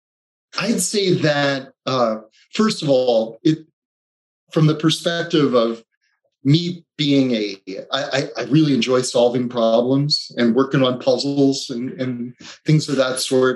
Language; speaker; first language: English; native; English